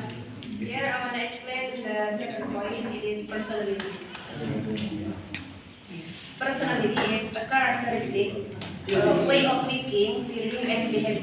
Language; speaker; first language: English; non-native, learner; Indonesian